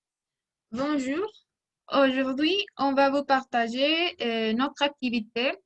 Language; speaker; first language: French; non-native, learner; Spanish